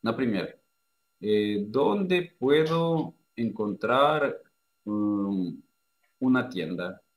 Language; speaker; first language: Spanish; non-native, fluent; Russian